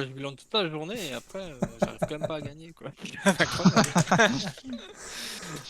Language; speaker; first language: French; native; French